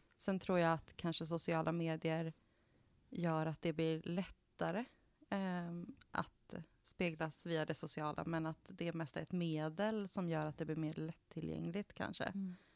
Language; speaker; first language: Swedish; native; Swedish